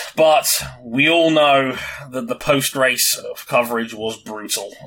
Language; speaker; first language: English; native; English